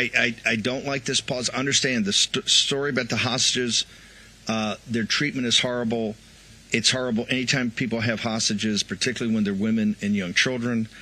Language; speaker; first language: English; native; English